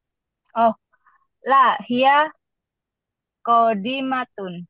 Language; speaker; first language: Arabic; non-native, learner; Indonesian